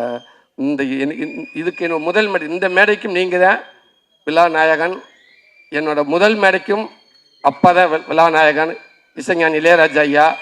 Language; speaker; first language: Tamil; native; Tamil